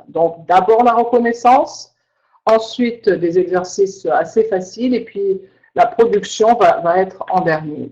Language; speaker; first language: French; native; French